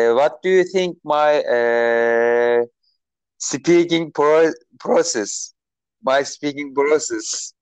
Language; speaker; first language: English; non-native, learner; Turkish